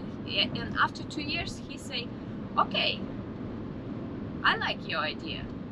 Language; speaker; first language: English; non-native, learner; Russian